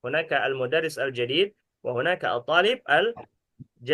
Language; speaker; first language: Arabic; non-native, fluent; Indonesian